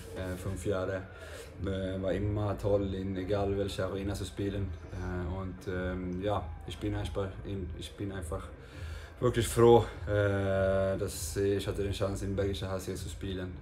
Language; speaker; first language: German; non-native, fluent; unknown